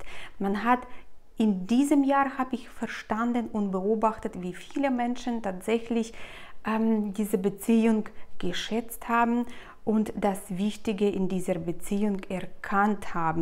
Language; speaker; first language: German; non-native, fluent; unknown